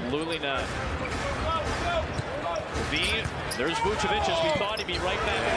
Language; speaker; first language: English; native; English